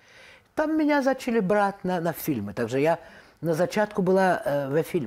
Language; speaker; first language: Czech; non-native, learner; Russian